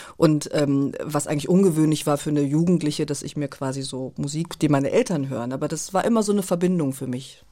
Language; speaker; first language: German; native; German